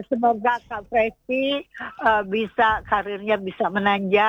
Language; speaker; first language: Indonesian; native; Indonesian